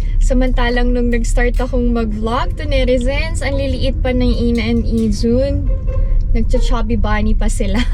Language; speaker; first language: Filipino; native; Filipino